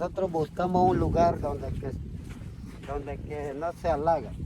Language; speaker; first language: Spanish; non-native, local second language; Ticuna